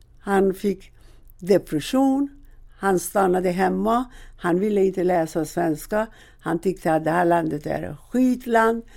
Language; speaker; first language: Swedish; non-native, fluent; Persian